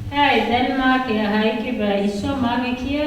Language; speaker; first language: Danish; non-native, learner; Kinyarwanda